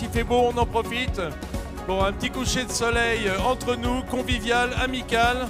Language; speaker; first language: French; native; French